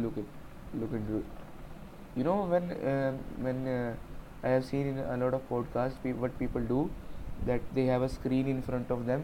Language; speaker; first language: English; non-native, local second language; Hindi